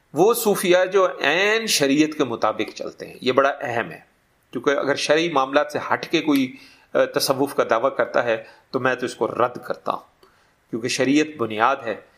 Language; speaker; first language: Urdu; native; Urdu